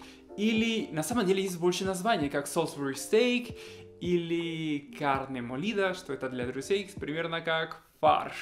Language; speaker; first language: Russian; non-native, fluent; Spanish